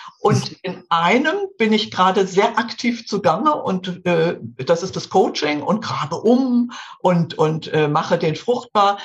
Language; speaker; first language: German; native; German